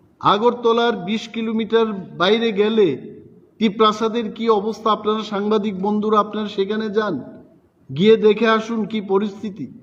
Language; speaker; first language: Bangla; non-native, local second language; Kok Borok